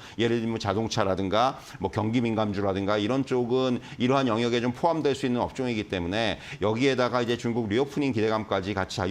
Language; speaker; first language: Korean; native; Korean